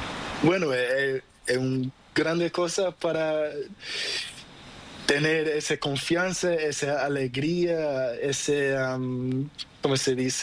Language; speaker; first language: Spanish; non-native, learner; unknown